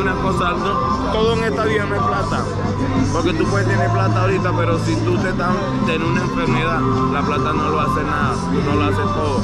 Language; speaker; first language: Spanish; native; Spanish